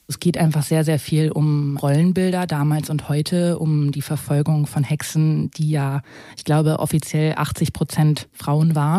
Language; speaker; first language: German; native; German